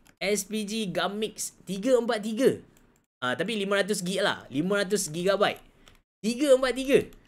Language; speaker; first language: Malay; native; Malay